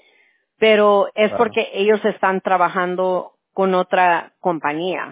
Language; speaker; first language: Spanish; early bilingual, heritage; Spanish